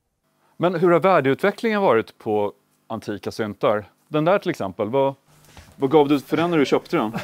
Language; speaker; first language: Swedish; native; Swedish